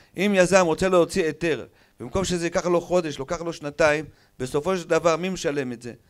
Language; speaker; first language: Hebrew; native; Hebrew